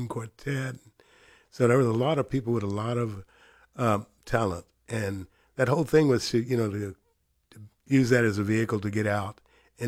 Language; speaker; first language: English; native; English